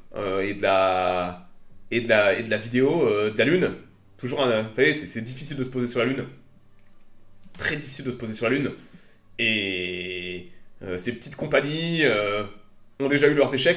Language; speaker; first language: French; native; French